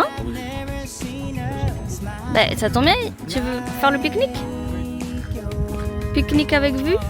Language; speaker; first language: French; native; French